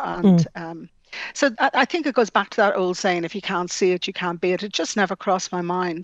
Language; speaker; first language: English; native; English